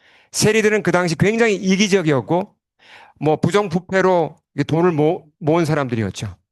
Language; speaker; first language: Korean; native; Korean